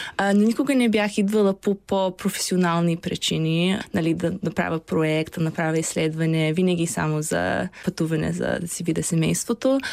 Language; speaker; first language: Bulgarian; early bilingual, heritage; Bulgarian